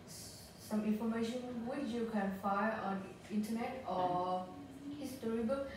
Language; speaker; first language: English; non-native, learner; Vietnamese